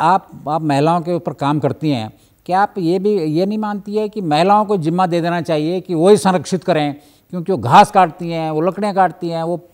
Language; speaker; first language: Hindi; native; Hindi